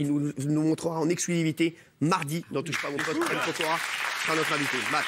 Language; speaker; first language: French; native; French